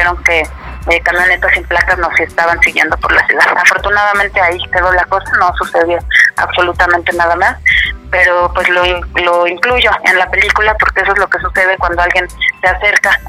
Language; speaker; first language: Spanish; native; Spanish